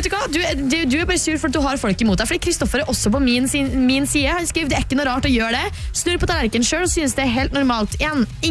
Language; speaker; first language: Norwegian; native; Norwegian